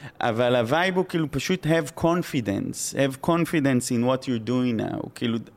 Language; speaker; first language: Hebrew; native; Hebrew